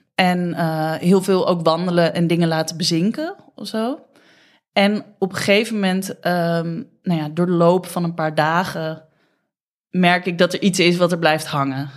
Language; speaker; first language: Dutch; native; Dutch